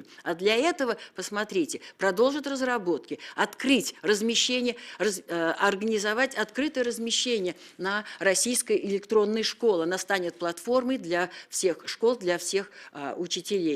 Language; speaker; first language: Russian; native; Russian